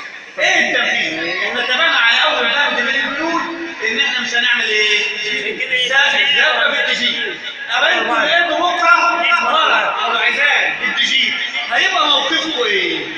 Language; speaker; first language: Arabic; native; Arabic